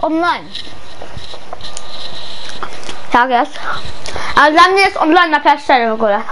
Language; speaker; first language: Polish; early bilingual, heritage; Polish